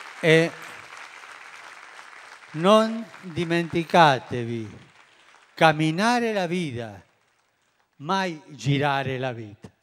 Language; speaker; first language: Italian; non-native, fluent; Spanish